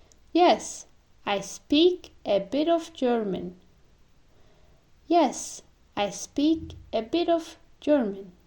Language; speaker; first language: English; non-native, fluent; Kyrgyz